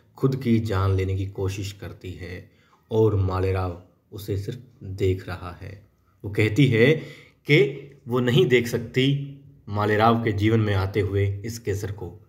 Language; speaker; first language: Hindi; native; Hindi